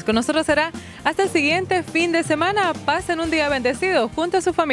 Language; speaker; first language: Spanish; native; Spanish